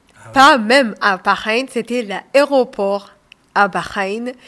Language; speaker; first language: French; non-native, learner; Somali